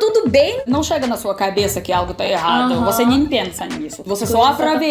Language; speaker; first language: Portuguese; non-native, fluent; Russian